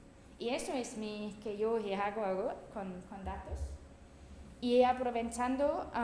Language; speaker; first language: Spanish; non-native, fluent; German